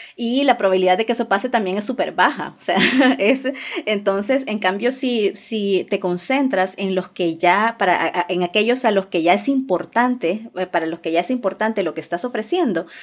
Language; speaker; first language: Spanish; native; Spanish